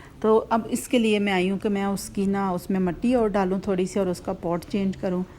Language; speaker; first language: Urdu; native; Urdu